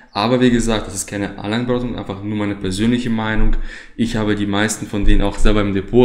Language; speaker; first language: German; native; German